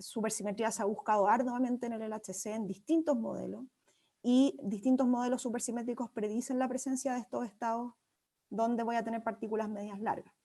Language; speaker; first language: Spanish; native; Spanish